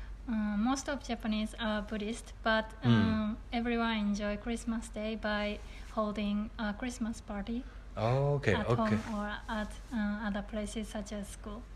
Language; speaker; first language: English; non-native, learner; Japanese